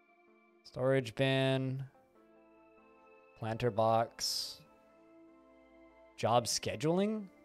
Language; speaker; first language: English; native; English